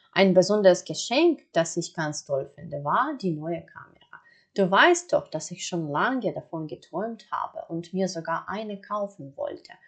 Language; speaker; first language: German; non-native, fluent; Ukrainian